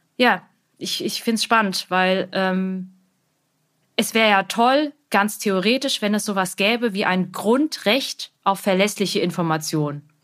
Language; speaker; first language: German; early bilingual, other home language; Vietnamese